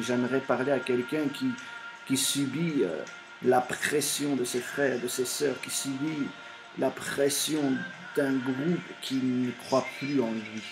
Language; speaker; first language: French; native; French